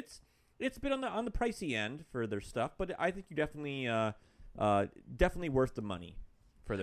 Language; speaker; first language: English; native; English